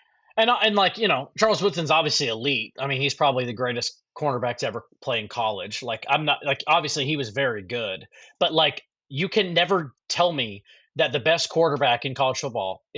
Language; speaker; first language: English; native; English